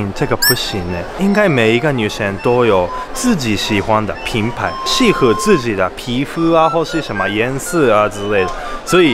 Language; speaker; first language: Chinese; non-native, learner; Japanese